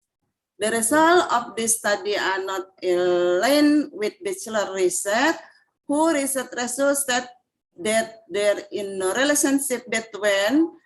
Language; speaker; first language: English; non-native, fluent; Indonesian